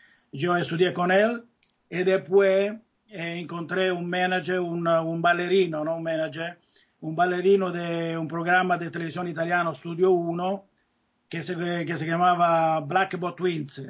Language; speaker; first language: Italian; native; Italian